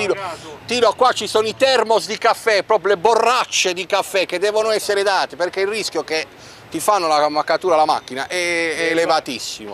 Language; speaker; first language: Italian; native; Italian